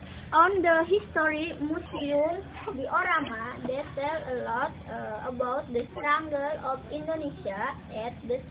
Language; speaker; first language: English; non-native, learner; Indonesian